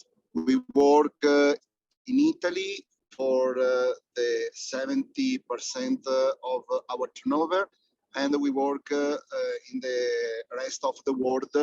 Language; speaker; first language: English; non-native, fluent; Italian